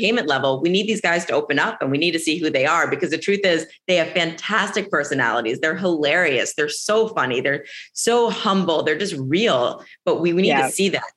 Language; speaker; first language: English; native; English